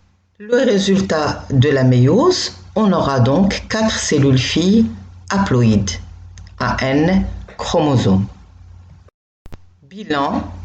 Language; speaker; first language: French; non-native, local second language; Arabic